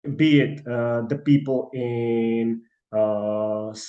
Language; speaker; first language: English; non-native, fluent; Czech